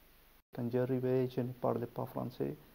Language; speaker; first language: French; non-native, learner; Spanish